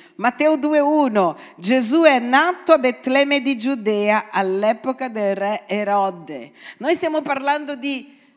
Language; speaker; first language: Italian; non-native, fluent; Portuguese